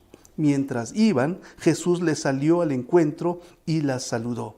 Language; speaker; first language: Spanish; native; Spanish